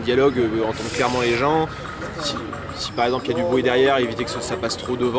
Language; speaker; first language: French; native; French